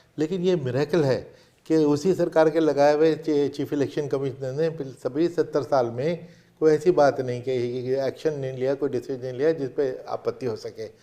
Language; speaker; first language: Hindi; native; Hindi